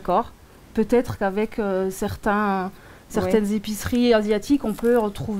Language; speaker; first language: French; native; French